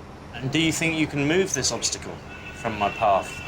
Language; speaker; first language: English; native; English